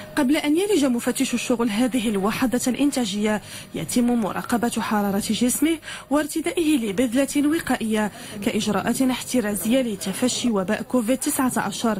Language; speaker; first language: Arabic; native; Arabic